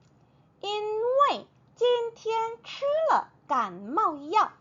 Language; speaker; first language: Chinese; non-native, fluent; Korean